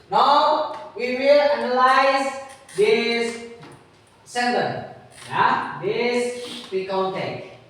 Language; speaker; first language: English; non-native, learner; Indonesian